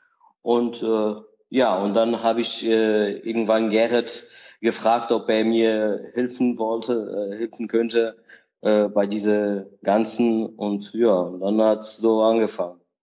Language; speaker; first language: German; non-native, learner; Portuguese